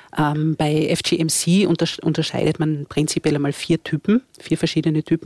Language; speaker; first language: German; native; German